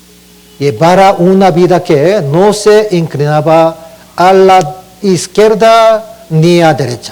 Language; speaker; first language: Spanish; non-native, learner; Korean